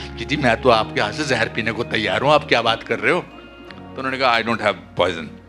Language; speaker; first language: Hindi; native; Hindi